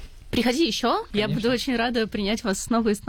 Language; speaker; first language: Russian; native; Russian